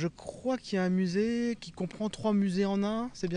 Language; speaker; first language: French; native; French